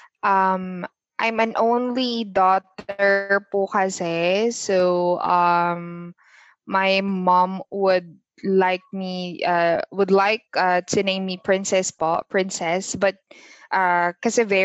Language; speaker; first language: English; non-native, local second language; Filipino